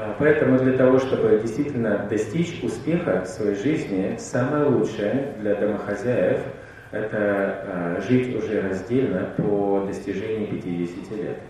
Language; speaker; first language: Russian; native; Russian